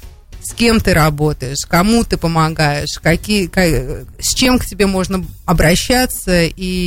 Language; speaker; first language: Russian; native; Russian